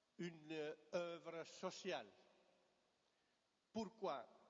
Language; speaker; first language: French; non-native, fluent; Italian